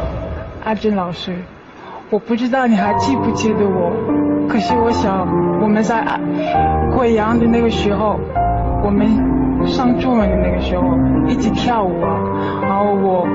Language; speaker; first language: Chinese; non-native, learner; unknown